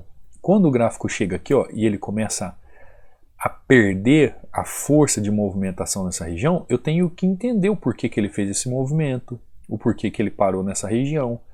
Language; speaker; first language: Portuguese; native; Portuguese